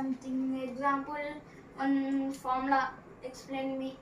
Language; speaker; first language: English; non-native, local second language; Telugu